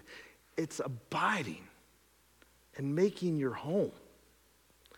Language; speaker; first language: English; native; English